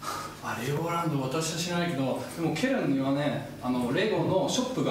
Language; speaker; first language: Japanese; non-native, fluent; German